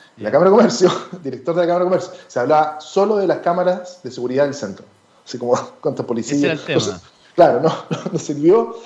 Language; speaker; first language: Spanish; native; Spanish